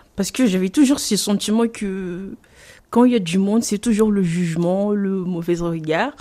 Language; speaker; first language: French; non-native, local second language; Comorian